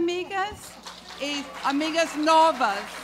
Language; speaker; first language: Portuguese; non-native, learner; English